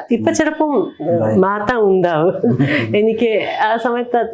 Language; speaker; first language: Malayalam; non-native, learner; Japanese